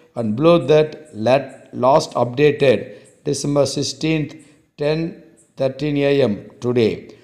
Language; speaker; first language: English; non-native, local second language; Tamil